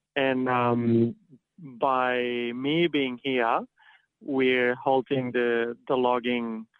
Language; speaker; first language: English; non-native, fluent; Catalan